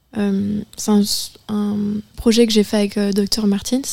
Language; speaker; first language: French; native; French